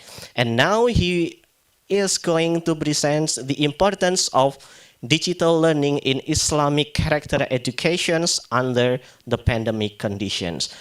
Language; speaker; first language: English; non-native, fluent; Indonesian